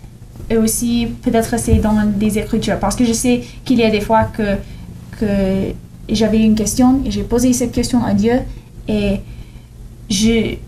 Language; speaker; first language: French; non-native, learner; English